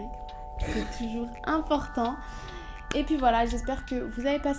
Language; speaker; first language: French; native; French